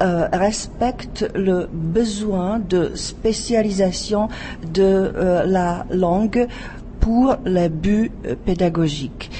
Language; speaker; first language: French; non-native, fluent; Czech